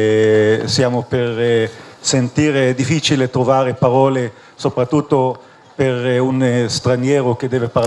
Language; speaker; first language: Italian; non-native, fluent; Hebrew